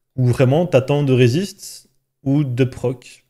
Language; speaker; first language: French; native; French